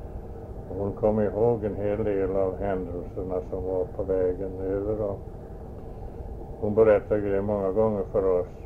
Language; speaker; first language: Swedish; early bilingual, heritage; Swedish